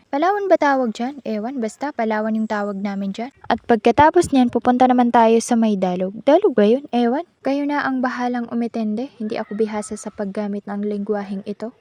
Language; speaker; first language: Filipino; non-native, local second language; Maranao